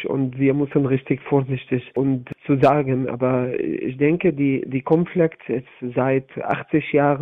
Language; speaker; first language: German; non-native, learner; Arabic